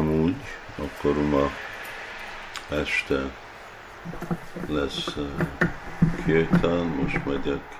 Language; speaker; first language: Hungarian; early bilingual, heritage; Hungarian